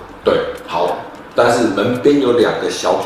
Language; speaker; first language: Chinese; native; Chinese